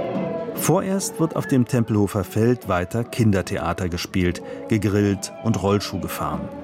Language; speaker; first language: German; native; German